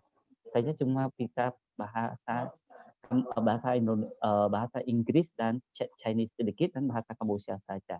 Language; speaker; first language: Indonesian; non-native, learner; Khmer